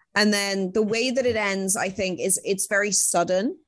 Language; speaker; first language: English; native; English